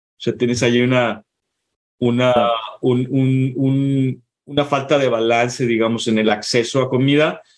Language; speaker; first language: Spanish; native; Spanish